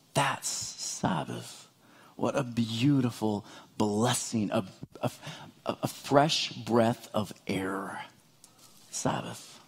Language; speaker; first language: English; native; English